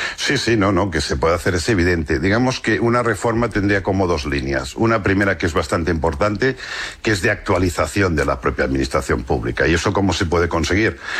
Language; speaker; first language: Spanish; non-native, local second language; Catalan